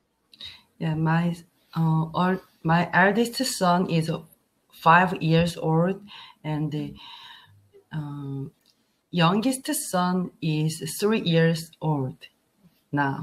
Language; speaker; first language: English; non-native, learner; Korean